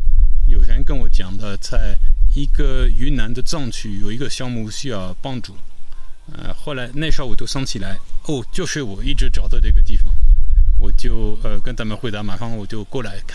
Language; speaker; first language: Chinese; non-native, fluent; French